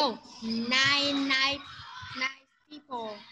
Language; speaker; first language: English; non-native, learner; Vietnamese